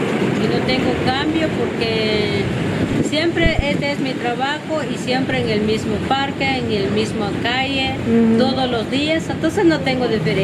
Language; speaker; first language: Spanish; non-native, local second language; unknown